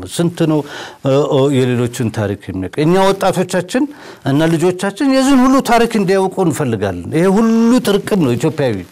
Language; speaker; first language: Amharic; non-native, local second language; Oromo